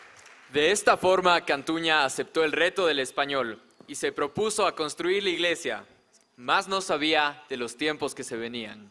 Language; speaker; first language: Spanish; native; Spanish